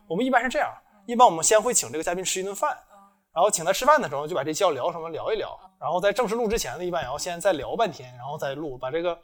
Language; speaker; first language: Chinese; native; Chinese